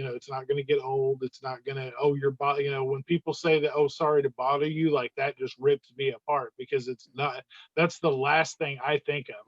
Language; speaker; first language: English; native; English